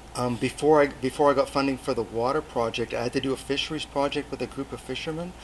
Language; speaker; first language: English; native; English